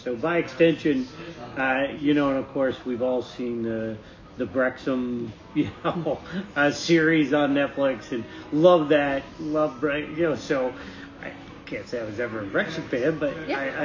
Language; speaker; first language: English; native; English